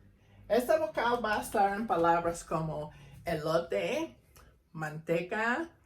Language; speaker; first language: Spanish; non-native, fluent; English